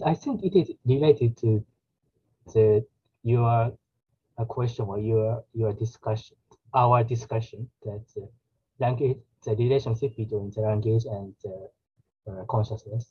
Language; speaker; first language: English; non-native, learner; Japanese